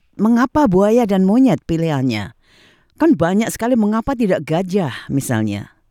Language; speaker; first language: Indonesian; native; Indonesian